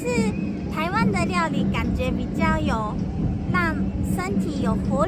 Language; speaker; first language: Chinese; early bilingual, heritage; Japanese